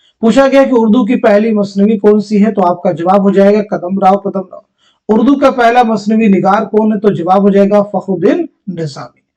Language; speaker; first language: Urdu; native; Urdu